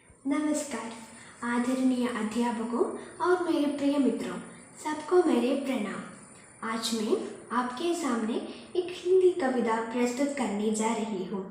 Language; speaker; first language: Hindi; non-native, local second language; Malayalam